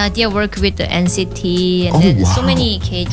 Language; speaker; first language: English; non-native, learner; Indonesian